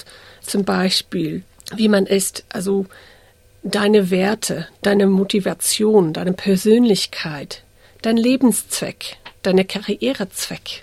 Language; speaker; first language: German; early bilingual, heritage; English